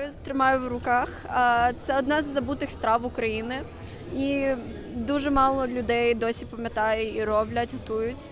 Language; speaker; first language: Ukrainian; early bilingual, heritage; Ukrainian